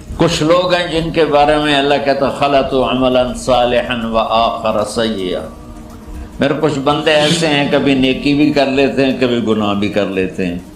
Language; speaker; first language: Urdu; non-native, local second language; Punjabi